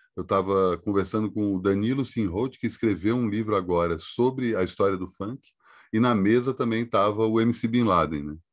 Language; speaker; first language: Portuguese; native; Portuguese